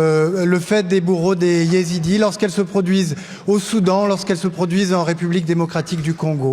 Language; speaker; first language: French; native; French